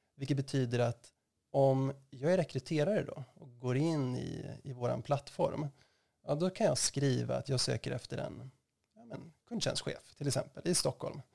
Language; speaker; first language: Swedish; native; Swedish